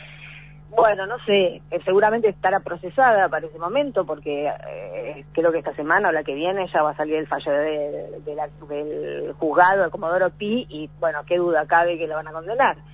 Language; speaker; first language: Spanish; native; Spanish